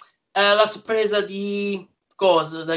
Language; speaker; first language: Italian; early bilingual, heritage; English